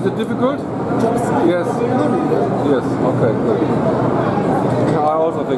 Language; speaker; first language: English; non-native, fluent; German